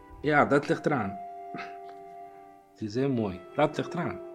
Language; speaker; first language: Dutch; non-native, learner; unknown